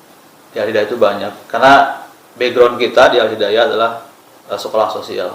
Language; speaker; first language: Indonesian; native; Indonesian